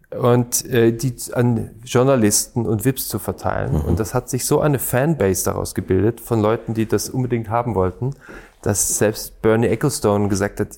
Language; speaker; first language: German; native; German